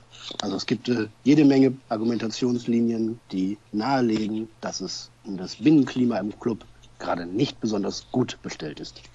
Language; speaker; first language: German; native; German